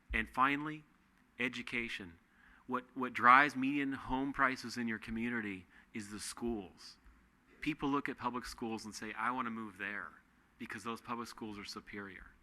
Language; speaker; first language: English; native; English